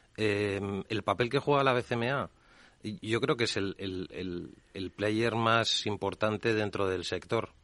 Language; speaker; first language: Spanish; native; Spanish